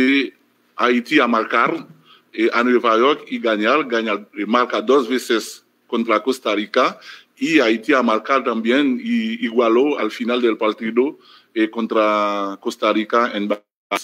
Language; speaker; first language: Spanish; non-native, fluent; Haitian Creole